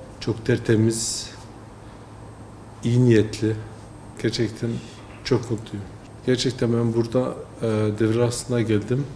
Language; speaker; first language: Turkish; early bilingual, heritage; French